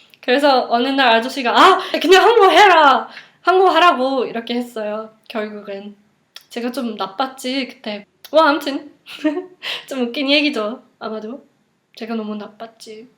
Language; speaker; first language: Korean; non-native, fluent; English